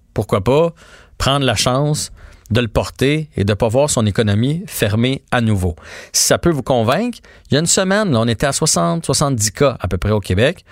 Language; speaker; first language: French; native; French